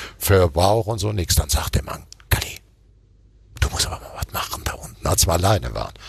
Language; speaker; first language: German; native; German